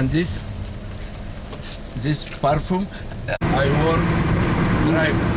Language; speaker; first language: English; non-native, learner; Arabic